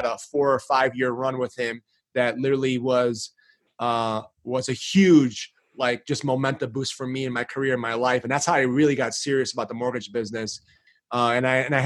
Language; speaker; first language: English; early bilingual, other home language; Greek